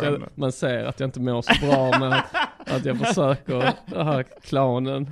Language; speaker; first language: Swedish; native; Swedish